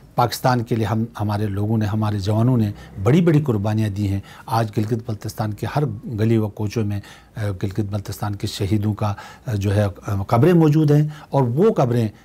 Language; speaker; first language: Urdu; non-native, local second language; Shina